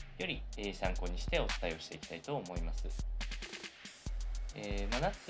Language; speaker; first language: Japanese; native; Japanese